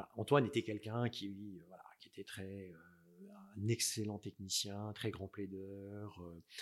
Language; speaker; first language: French; native; French